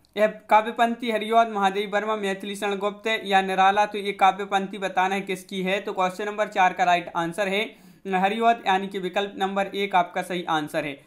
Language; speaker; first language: Hindi; native; Hindi